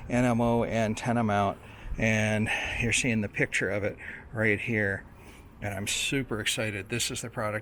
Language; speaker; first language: English; native; English